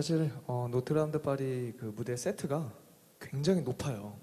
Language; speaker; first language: Korean; native; Korean